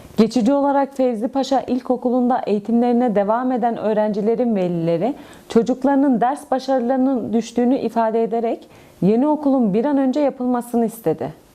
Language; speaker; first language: Turkish; native; Turkish